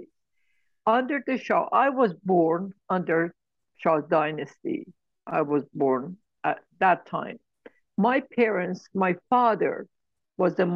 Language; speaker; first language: English; non-native, fluent; Persian